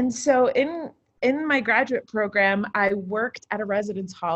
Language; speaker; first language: English; native; English